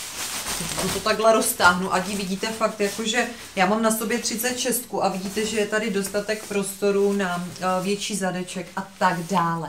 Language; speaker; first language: Czech; native; Czech